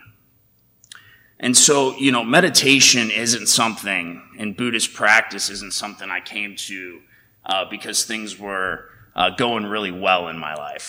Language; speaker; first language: English; native; English